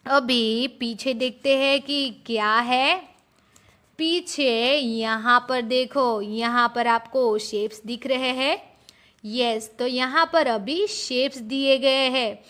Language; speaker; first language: Hindi; non-native, local second language; Gujarati